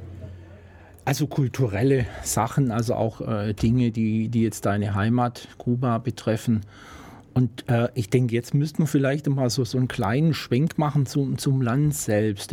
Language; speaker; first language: German; native; German